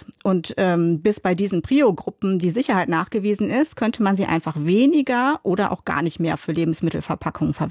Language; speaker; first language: German; native; German